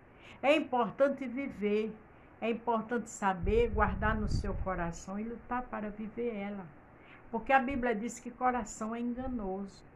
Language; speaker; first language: Portuguese; native; Portuguese